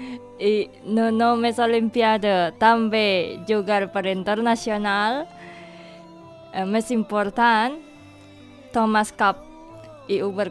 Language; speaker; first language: Catalan; non-native, learner; Indonesian